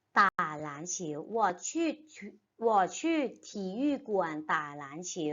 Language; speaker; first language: Chinese; non-native, fluent; Thai